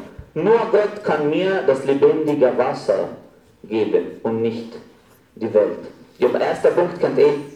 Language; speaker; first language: German; non-native, fluent; Arabic